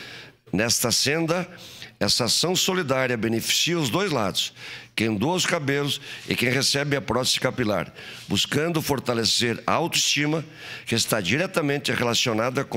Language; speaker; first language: Portuguese; native; Portuguese